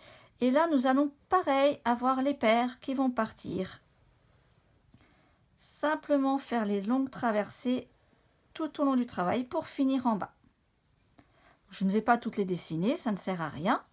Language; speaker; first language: French; native; French